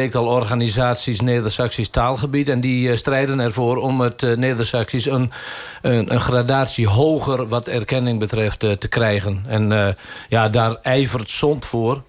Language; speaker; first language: Dutch; native; Dutch